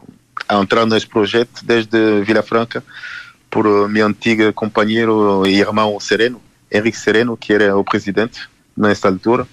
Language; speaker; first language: Portuguese; non-native, fluent; Haitian Creole